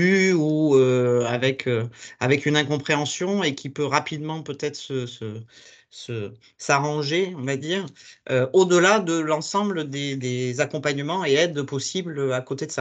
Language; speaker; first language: French; native; French